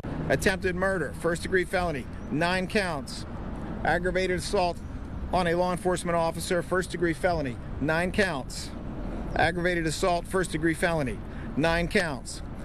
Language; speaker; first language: English; native; English